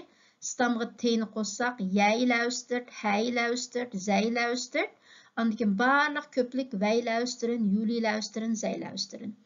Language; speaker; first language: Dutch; non-native, fluent; Uyghur